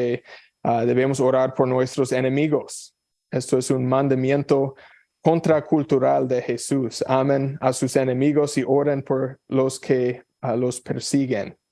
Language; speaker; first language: Spanish; non-native, fluent; English